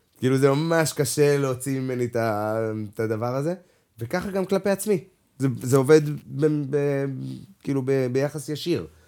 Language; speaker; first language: Hebrew; non-native, local second language; Arabic